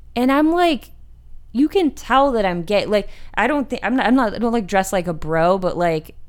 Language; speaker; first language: English; native; English